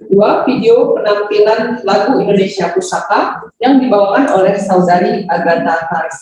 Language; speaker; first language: Indonesian; native; Indonesian